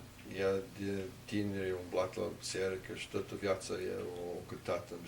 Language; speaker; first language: Romanian; early bilingual, heritage; Romanian